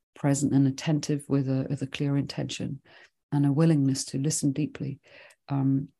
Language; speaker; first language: English; early bilingual, other home language; Swedish